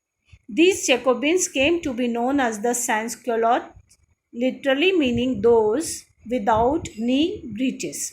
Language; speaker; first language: English; non-native, local second language; Hindi